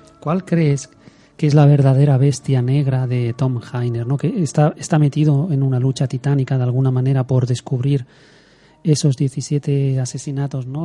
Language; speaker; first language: Spanish; native; Spanish